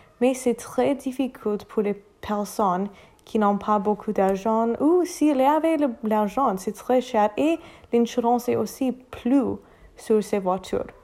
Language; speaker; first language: French; non-native, learner; English